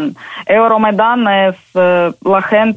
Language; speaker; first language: Spanish; non-native, fluent; Ukrainian